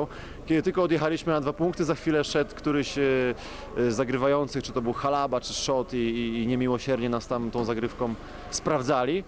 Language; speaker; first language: Polish; native; Polish